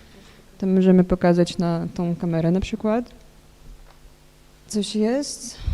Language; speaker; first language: Polish; non-native, fluent; Ukrainian